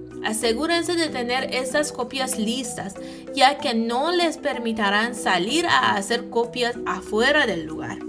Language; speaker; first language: Spanish; non-native, fluent; Persian